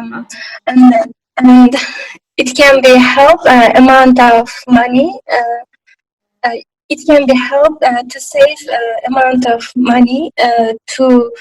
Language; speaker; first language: English; non-native, learner; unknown